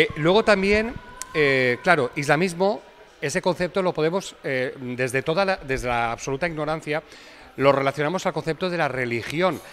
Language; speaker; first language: Spanish; non-native, local second language; Catalan